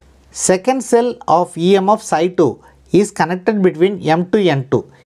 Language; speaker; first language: English; non-native, local second language; Tamil